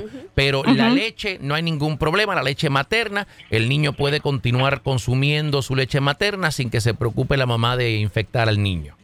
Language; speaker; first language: Spanish; native; Spanish